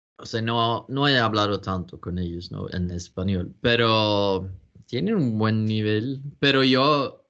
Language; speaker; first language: Spanish; non-native, fluent; Swedish